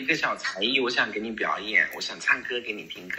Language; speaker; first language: Chinese; native; Chinese